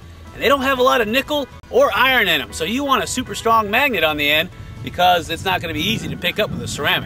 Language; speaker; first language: English; native; English